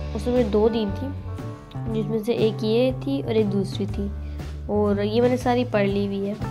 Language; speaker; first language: Urdu; native; Urdu